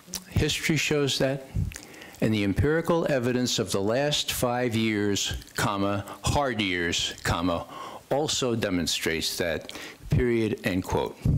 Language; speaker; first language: English; native; English